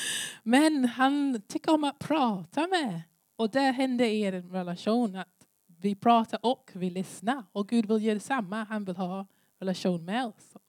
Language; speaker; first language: Swedish; non-native, learner; English